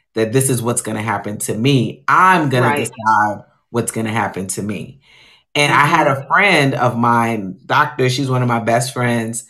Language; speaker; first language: English; native; English